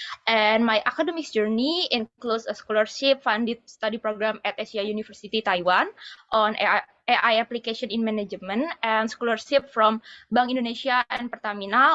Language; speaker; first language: English; non-native, fluent; Indonesian